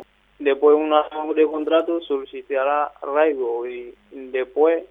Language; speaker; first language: Spanish; non-native, learner; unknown